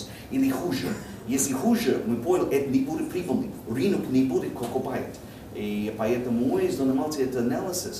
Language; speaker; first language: Russian; non-native, learner; English